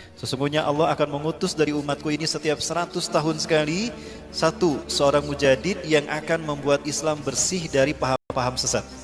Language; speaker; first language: Indonesian; native; Indonesian